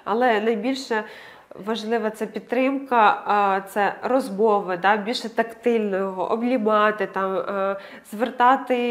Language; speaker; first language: Ukrainian; native; Ukrainian